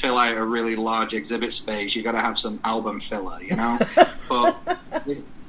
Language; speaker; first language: English; native; English